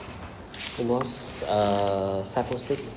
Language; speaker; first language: French; non-native, learner; Vietnamese